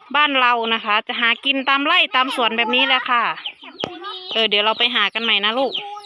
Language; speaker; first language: Thai; native; Thai